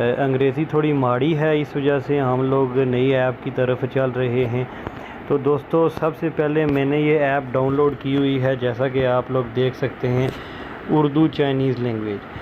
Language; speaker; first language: Urdu; non-native, local second language; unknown